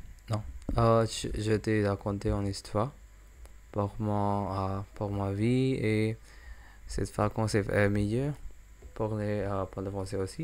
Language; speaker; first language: French; non-native, learner; English